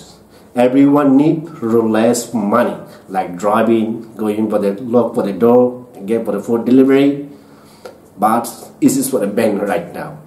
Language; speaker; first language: English; non-native, learner; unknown